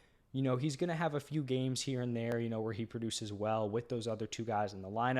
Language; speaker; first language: English; native; English